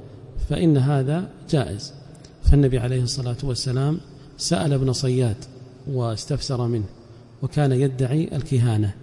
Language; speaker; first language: Arabic; native; Arabic